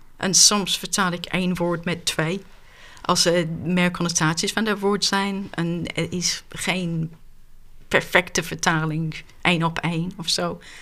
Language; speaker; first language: Dutch; non-native, fluent; English